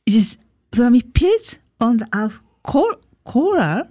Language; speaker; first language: German; non-native, learner; Japanese